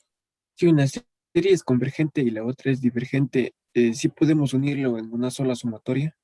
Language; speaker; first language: Spanish; native; Spanish